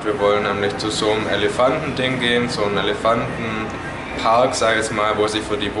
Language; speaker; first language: German; native; German